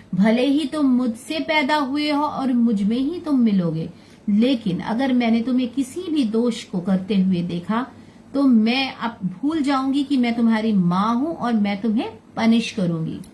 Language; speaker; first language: Hindi; non-native, local second language; Bangla